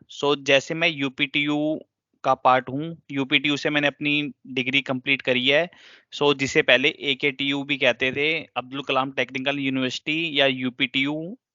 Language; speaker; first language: Hindi; native; Hindi